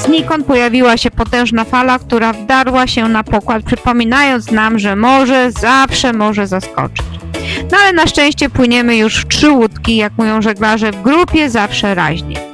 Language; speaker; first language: Polish; native; Polish